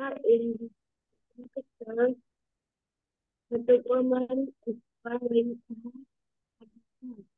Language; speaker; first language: English; non-native, learner; Vietnamese